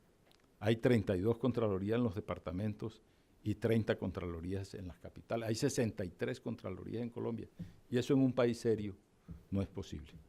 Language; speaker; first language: Spanish; native; Spanish